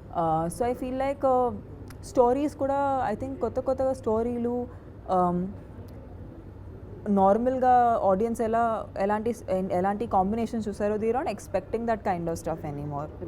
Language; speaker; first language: Telugu; non-native, fluent; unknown